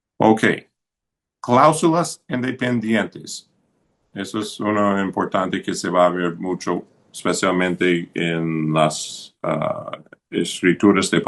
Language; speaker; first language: Spanish; non-native, fluent; English